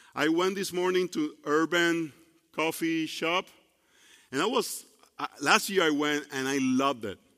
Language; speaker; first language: English; non-native, fluent; Spanish